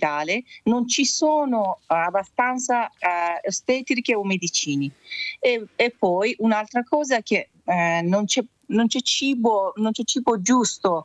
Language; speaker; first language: Italian; non-native, learner; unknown